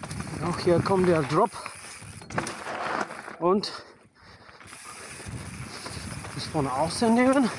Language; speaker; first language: German; non-native, fluent; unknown